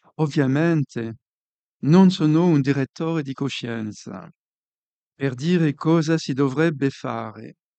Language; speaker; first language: Italian; non-native, fluent; French